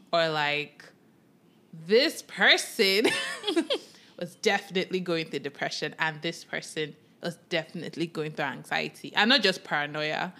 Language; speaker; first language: English; non-native, local second language; Yoruba